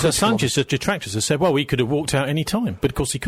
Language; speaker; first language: English; native; English